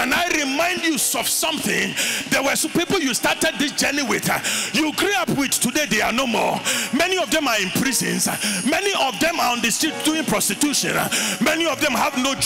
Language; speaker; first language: English; non-native, local second language; Akan